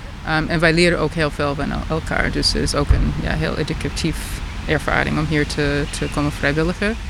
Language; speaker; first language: Dutch; non-native, fluent; English